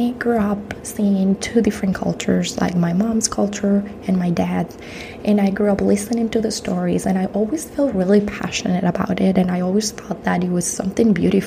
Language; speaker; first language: English; non-native, fluent; Spanish